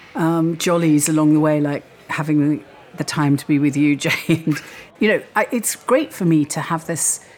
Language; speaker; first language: English; native; English